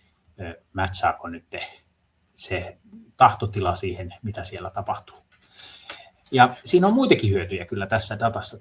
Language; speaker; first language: Finnish; native; Finnish